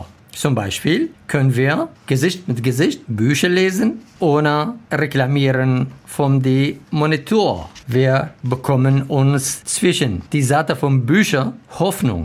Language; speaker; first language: German; non-native, learner; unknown